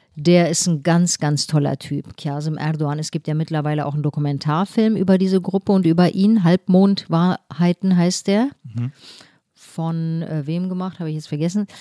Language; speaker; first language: German; early bilingual, other home language; Turkish